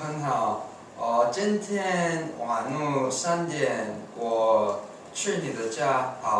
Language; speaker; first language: Chinese; non-native, learner; English